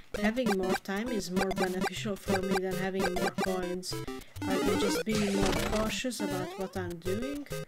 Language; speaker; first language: English; non-native, fluent; Hungarian